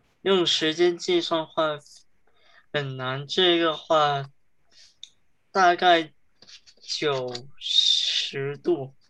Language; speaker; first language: Chinese; early bilingual, heritage; Chinese